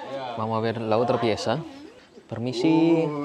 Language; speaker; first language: Spanish; non-native, fluent; Indonesian